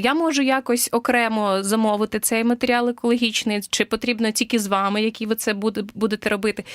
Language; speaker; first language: Ukrainian; native; Ukrainian